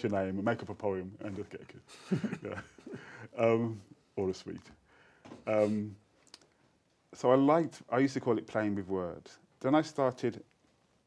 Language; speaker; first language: English; native; English